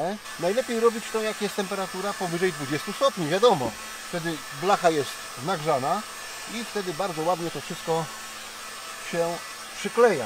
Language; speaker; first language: Polish; native; Polish